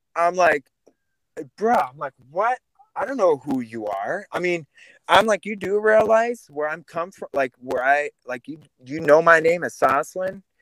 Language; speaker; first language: English; early bilingual, other home language; Russian